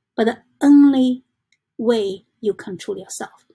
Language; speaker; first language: English; non-native, learner; Chinese